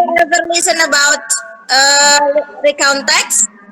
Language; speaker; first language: English; non-native, learner; Indonesian